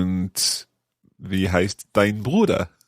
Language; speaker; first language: German; non-native, learner; English